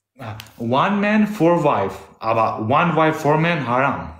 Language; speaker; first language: English; non-native, learner; Albanian